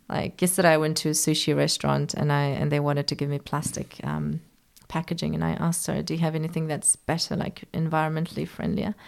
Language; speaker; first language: English; early bilingual, other home language; Persian